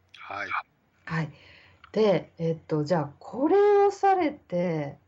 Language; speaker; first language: Japanese; native; Japanese